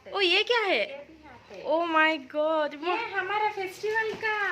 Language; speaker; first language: Hindi; non-native, local second language; Assamese